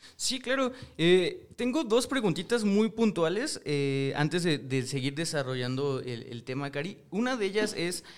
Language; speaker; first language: Spanish; native; Spanish